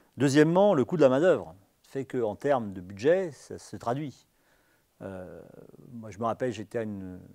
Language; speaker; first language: French; native; French